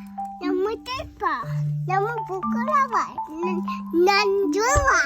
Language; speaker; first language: Korean; early bilingual, heritage; Korean